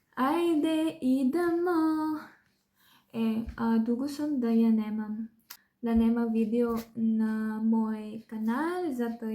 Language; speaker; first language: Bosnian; non-native, learner; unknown